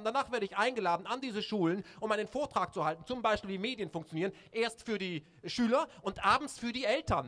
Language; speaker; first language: German; native; German